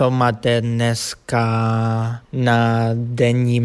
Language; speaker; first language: Czech; non-native, learner; Spanish